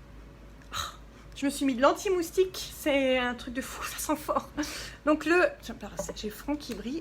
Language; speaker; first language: French; native; French